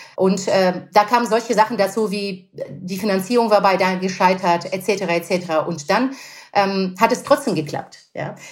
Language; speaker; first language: German; non-native, fluent; Russian